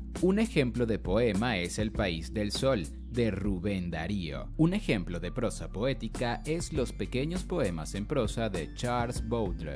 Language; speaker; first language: Spanish; native; Spanish